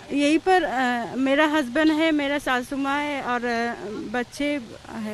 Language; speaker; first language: Hindi; non-native, learner; Persian